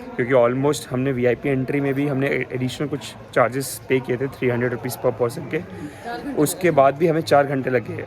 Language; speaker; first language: Hindi; native; Hindi